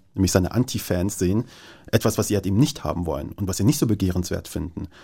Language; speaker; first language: German; native; German